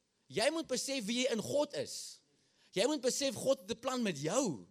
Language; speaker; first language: Afrikaans; native; Afrikaans